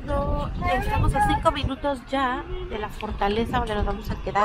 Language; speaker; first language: Spanish; native; Spanish